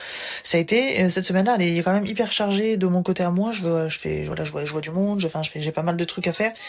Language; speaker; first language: French; native; French